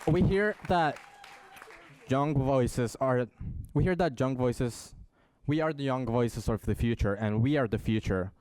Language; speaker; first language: English; early bilingual, other home language; Spanish